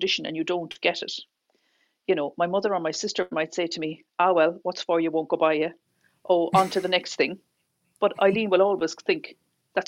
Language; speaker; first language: English; native; English